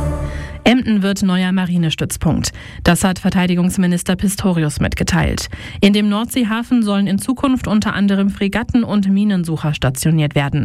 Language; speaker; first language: German; native; German